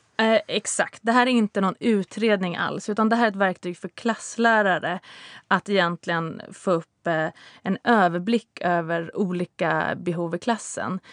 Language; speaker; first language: Swedish; native; Swedish